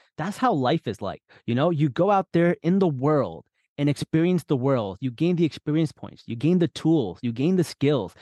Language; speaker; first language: English; early bilingual, other home language; Urdu